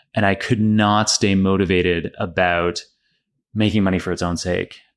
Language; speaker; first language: English; native; English